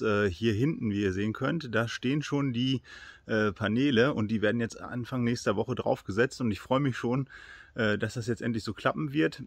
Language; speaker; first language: German; native; German